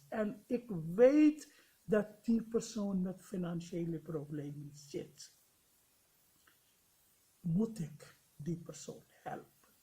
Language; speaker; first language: Dutch; non-native, fluent; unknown